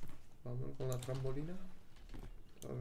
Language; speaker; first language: Spanish; non-native, learner; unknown